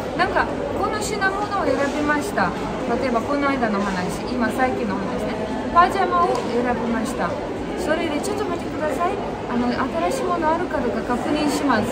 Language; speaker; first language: Japanese; non-native, fluent; Romanian